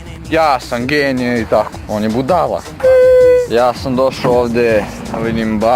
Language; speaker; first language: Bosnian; early bilingual, heritage; Italian